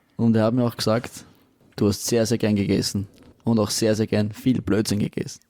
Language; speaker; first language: German; native; German